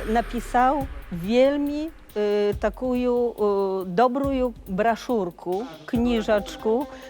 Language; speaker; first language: Polish; non-native, learner; Belarusian